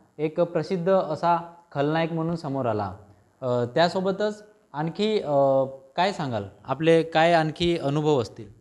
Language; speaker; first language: Marathi; native; Marathi